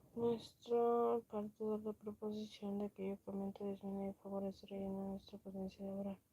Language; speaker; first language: Spanish; native; Spanish